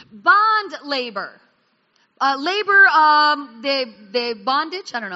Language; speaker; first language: English; native; English